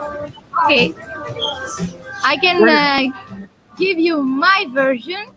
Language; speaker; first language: English; non-native, fluent; Greek